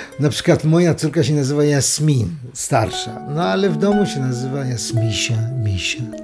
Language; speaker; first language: Polish; native; Polish